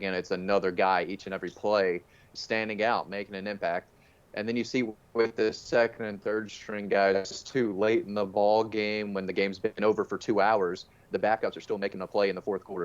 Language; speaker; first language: English; native; English